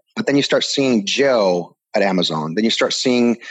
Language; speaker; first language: English; early bilingual, other home language; Spanish